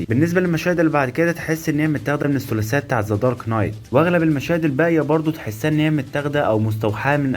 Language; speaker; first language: Arabic; native; Arabic